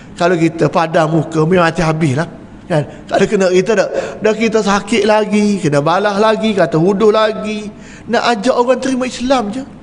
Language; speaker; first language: Malay; native; Malay